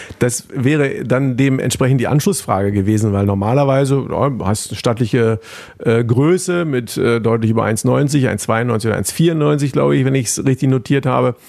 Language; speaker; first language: German; native; German